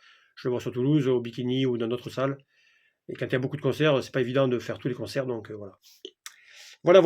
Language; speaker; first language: French; native; French